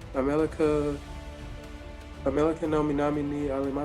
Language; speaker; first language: Japanese; non-native, learner; English